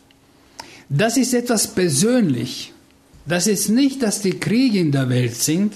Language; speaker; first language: German; non-native, fluent; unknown